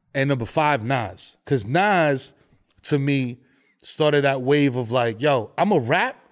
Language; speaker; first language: English; native; English